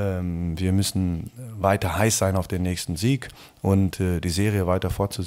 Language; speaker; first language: German; native; German